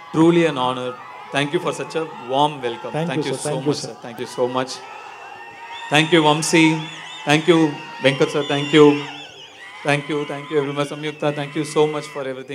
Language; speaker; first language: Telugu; non-native, learner; Tamil